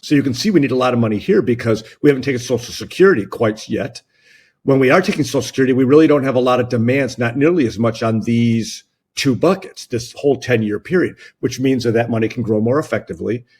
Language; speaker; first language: English; native; English